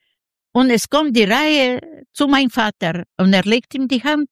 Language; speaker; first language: German; non-native, learner; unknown